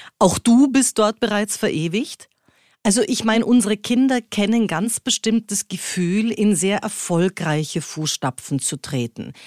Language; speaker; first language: German; native; German